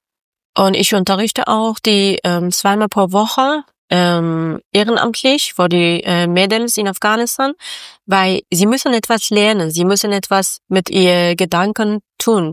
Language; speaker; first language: German; non-native, learner; Persian